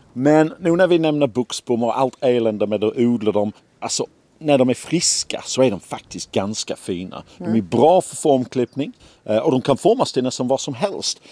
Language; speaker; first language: Swedish; non-native, fluent; English